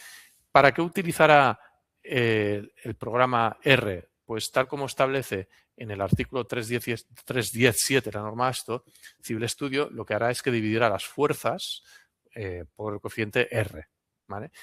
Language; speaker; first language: Spanish; non-native, local second language; Catalan